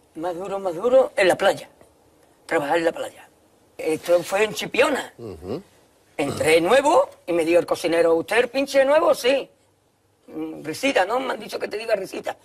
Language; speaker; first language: Spanish; native; Spanish